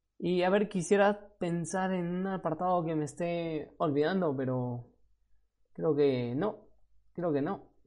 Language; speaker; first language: Spanish; native; Spanish